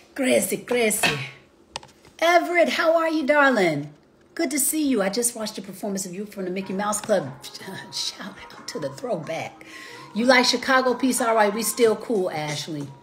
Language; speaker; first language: English; native; English